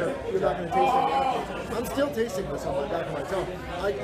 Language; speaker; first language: English; native; English